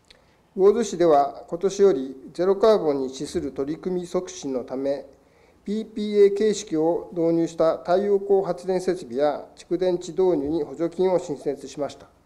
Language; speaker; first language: Japanese; native; Japanese